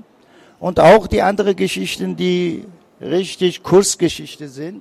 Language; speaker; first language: German; non-native, fluent; Persian